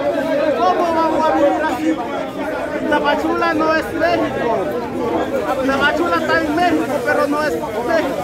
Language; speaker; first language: Spanish; non-native, fluent; Haitian Creole